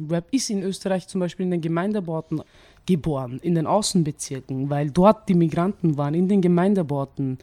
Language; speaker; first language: German; early bilingual, other home language; Turkish